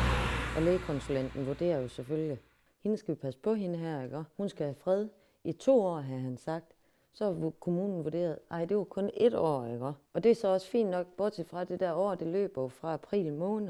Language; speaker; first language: Danish; native; Danish